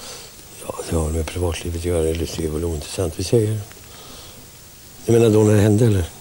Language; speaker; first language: Swedish; native; Swedish